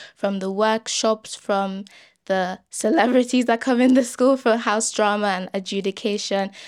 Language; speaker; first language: English; early bilingual, other home language; Yoruba